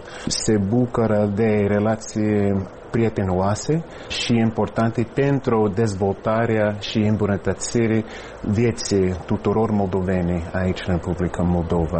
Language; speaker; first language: Romanian; non-native, fluent; English